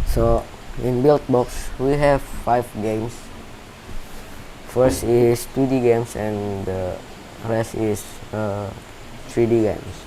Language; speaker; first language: English; non-native, learner; Indonesian